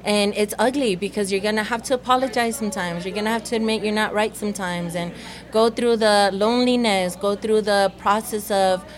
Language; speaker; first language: English; early bilingual, other home language; Spanish